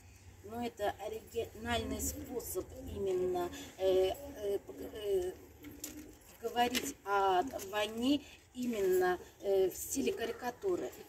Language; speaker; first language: Russian; non-native, fluent; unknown